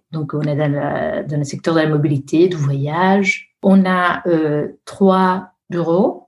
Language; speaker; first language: French; non-native, fluent; Italian